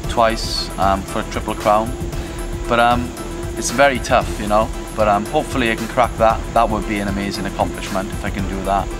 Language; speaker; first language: English; native; English